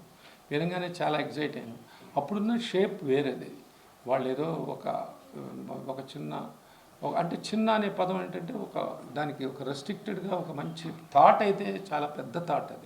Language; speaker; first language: Telugu; native; Telugu